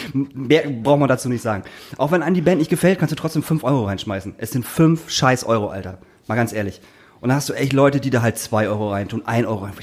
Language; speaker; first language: German; native; German